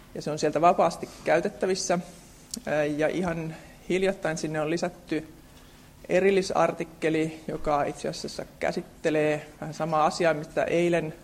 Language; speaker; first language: Finnish; native; Finnish